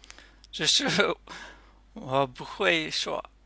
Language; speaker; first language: Chinese; non-native, learner; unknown